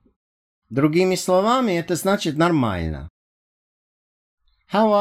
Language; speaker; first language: Russian; non-native, fluent; English